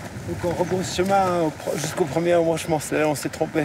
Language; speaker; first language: French; native; French